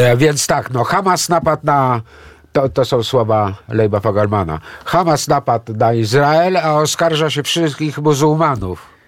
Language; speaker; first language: Polish; early bilingual, other home language; Greek